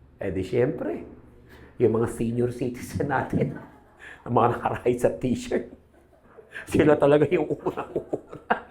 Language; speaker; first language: Filipino; native; Filipino